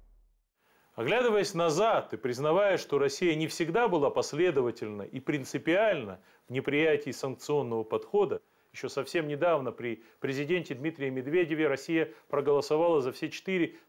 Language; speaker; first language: Russian; native; Russian